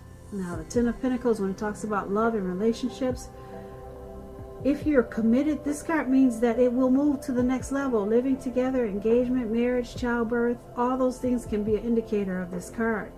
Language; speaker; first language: English; native; English